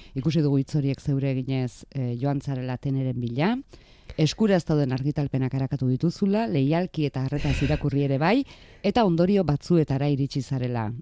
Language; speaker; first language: Basque; native; Basque